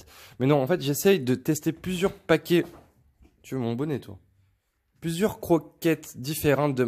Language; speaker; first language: French; native; French